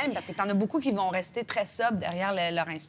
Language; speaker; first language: French; native; French